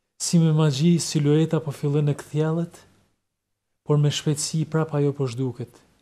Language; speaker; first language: Albanian; native; Albanian